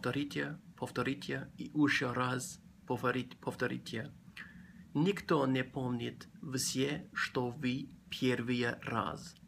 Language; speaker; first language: Russian; non-native, learner; English